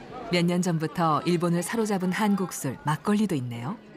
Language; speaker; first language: Korean; non-native, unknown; Japanese